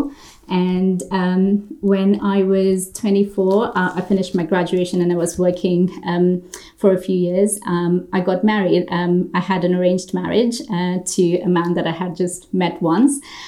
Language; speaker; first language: English; non-native, local second language; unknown